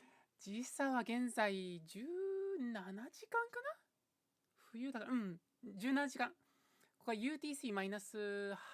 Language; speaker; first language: Japanese; non-native, fluent; English